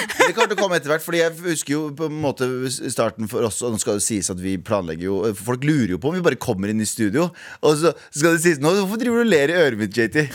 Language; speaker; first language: Norwegian; early bilingual, other home language; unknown